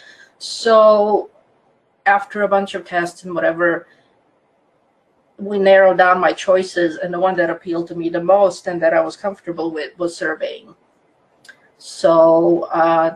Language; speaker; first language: English; non-native, fluent; Croatian